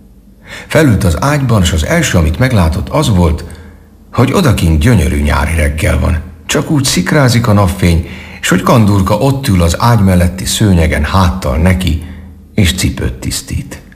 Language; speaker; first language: Hungarian; native; Hungarian